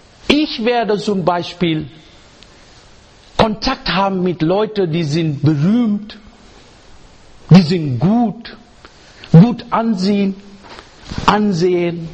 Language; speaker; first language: German; non-native, learner; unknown